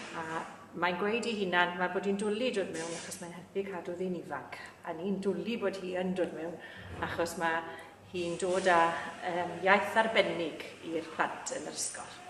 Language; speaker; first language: Welsh; native; Welsh